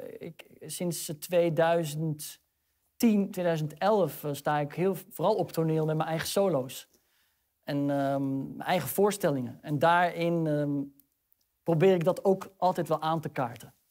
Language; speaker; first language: Dutch; early bilingual, other home language; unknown